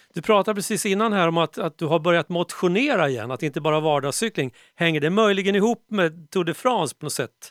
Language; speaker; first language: Swedish; native; Swedish